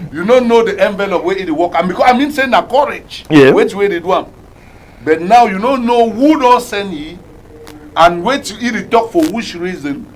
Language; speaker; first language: Nigerian Pidgin; native; Nigerian Pidgin